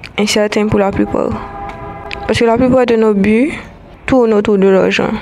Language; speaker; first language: French; non-native, local second language; Haitian Creole